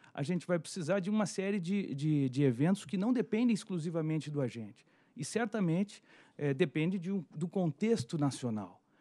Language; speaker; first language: Portuguese; native; Portuguese